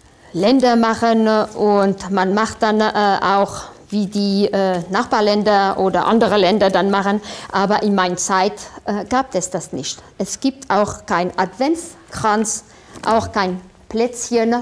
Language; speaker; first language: German; non-native, fluent; French